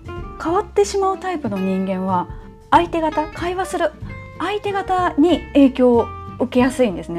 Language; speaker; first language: Japanese; native; Japanese